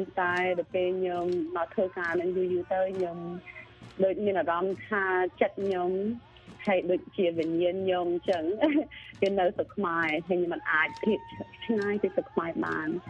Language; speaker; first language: Khmer; early bilingual, heritage; Khmer